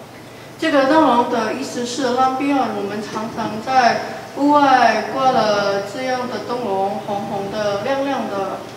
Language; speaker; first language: Chinese; non-native, learner; Indonesian